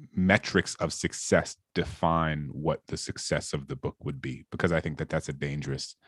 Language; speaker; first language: English; native; English